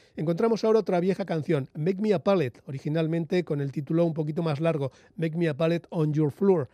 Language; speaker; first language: Spanish; native; Spanish